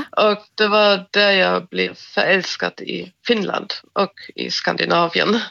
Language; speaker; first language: Swedish; non-native, fluent; German